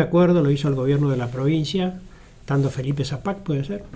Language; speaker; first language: Spanish; native; Spanish